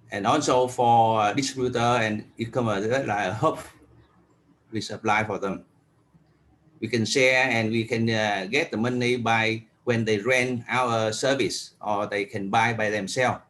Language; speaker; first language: English; non-native, learner; Vietnamese